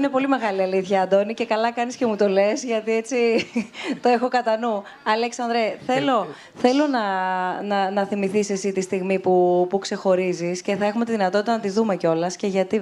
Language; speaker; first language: Greek; native; Greek